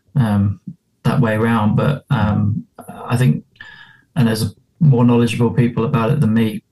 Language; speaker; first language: English; native; English